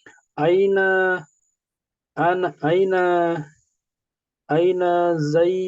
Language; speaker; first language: Arabic; non-native, learner; Indonesian